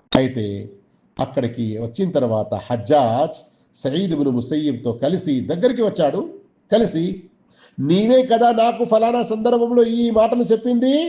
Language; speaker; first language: Telugu; non-native, local second language; Urdu